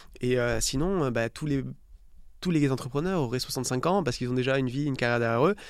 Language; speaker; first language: French; native; French